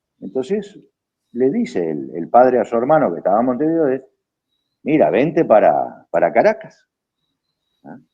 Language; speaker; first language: Spanish; native; Spanish